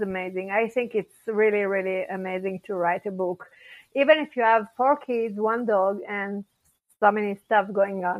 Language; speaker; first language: English; non-native, fluent; French